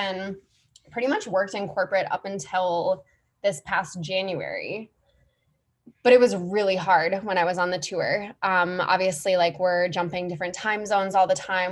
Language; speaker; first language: English; native; English